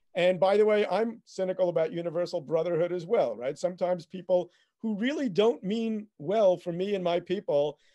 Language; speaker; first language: English; native; English